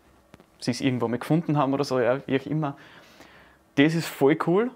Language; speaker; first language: German; native; German